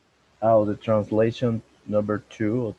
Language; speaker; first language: English; non-native, learner; Spanish